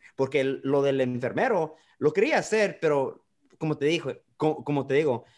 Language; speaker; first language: Spanish; early bilingual, heritage; Spanish